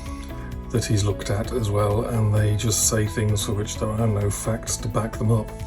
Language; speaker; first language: English; native; English